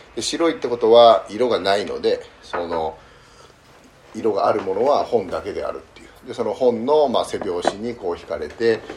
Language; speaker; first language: Japanese; early bilingual, heritage; Japanese